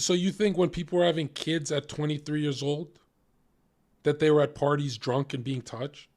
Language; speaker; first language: English; native; English